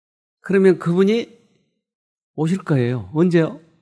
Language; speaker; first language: Korean; native; Korean